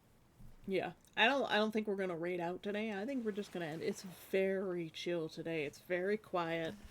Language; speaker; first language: English; native; English